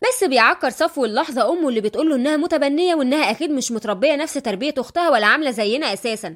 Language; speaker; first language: Arabic; native; Arabic